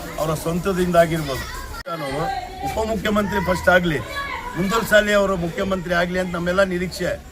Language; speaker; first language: Kannada; non-native, local second language; Urdu